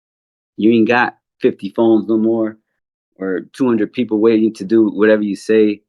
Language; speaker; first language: English; native; English